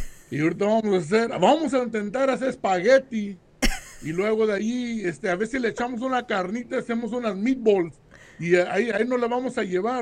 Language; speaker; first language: Spanish; early bilingual, heritage; Spanish